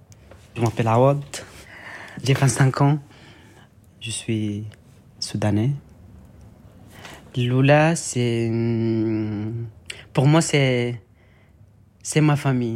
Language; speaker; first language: French; non-native, learner; Arabic